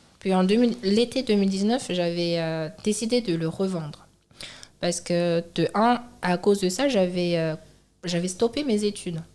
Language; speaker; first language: French; non-native, fluent; Chinese